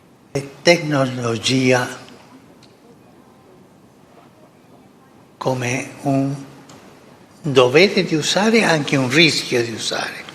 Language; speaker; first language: Italian; non-native, fluent; Spanish